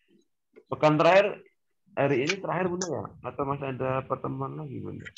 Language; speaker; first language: Indonesian; native; Indonesian